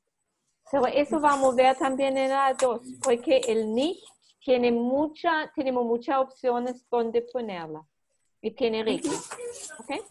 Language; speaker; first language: Spanish; non-native, fluent; German